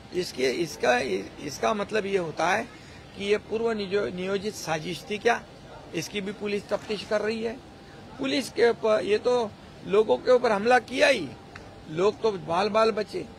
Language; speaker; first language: Hindi; non-native, local second language; Marathi